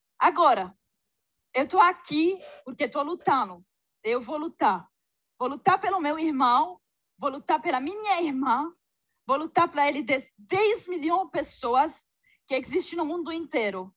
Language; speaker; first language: Portuguese; non-native, fluent; Arabic